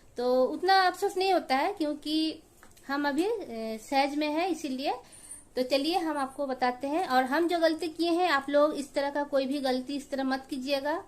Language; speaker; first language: Hindi; non-native, local second language; Bangla